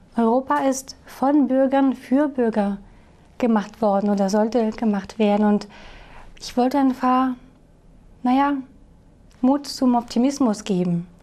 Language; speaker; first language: German; non-native, fluent; French